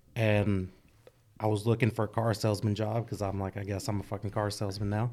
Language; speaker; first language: English; early bilingual, other home language; Spanish